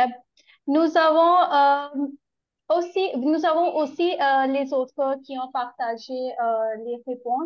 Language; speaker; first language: French; non-native, learner; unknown